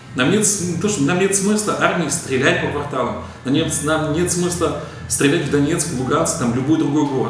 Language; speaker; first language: Russian; native; Russian